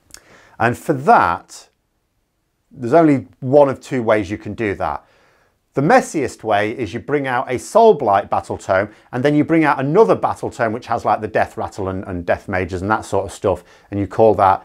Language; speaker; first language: English; native; English